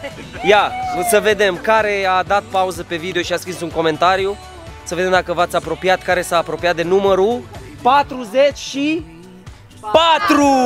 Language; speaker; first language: Romanian; native; Romanian